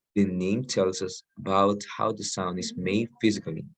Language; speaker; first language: English; non-native, fluent; Spanish